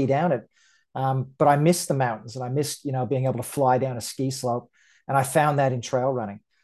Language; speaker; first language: English; native; English